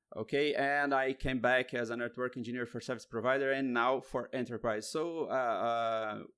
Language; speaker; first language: English; non-native, fluent; Portuguese